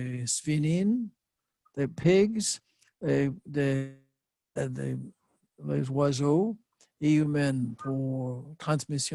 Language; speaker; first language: French; non-native, learner; English